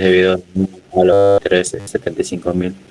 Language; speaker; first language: Spanish; native; Spanish